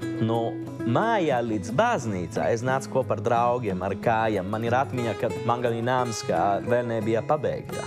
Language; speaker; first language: Latvian; non-native, learner; Italian